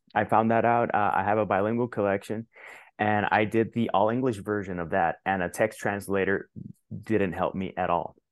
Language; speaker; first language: English; non-native, fluent; Spanish